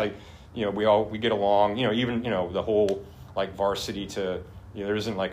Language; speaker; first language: English; native; English